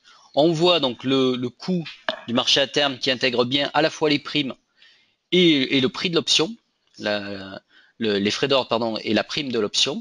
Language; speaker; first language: French; native; French